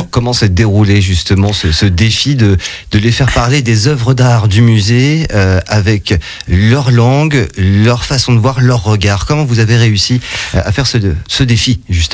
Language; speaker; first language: French; native; French